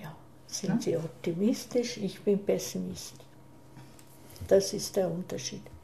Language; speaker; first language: German; non-native, fluent; Hungarian